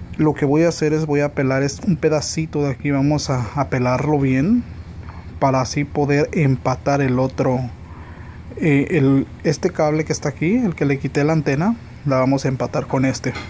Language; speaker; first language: Spanish; native; Spanish